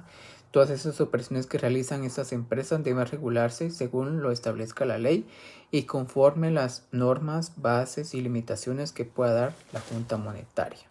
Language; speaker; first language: Spanish; native; Spanish